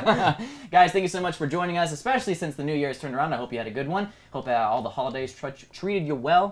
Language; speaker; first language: English; native; English